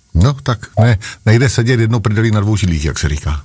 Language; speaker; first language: Czech; native; Czech